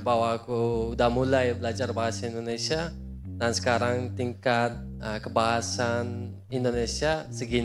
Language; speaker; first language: Indonesian; non-native, learner; Uzbek